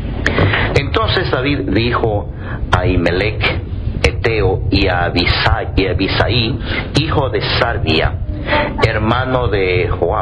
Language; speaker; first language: Spanish; native; Spanish